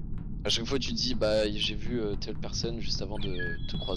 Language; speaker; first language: French; native; French